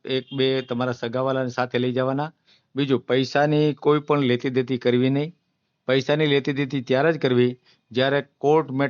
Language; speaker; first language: Gujarati; native; Gujarati